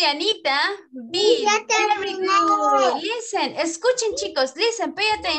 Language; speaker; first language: English; non-native, learner; Spanish